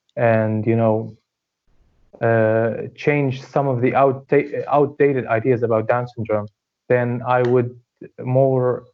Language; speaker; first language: English; non-native, fluent; Arabic